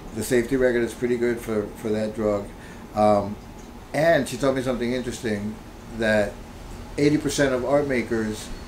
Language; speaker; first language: English; early bilingual, other home language; Spanish